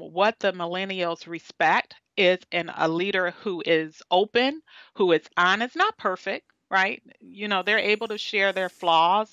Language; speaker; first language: English; native; English